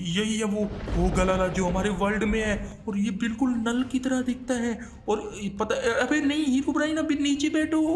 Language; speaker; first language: Hindi; native; Hindi